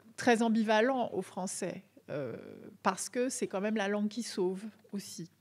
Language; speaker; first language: French; native; French